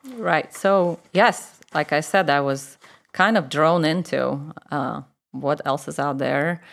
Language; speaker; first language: English; non-native, fluent; Russian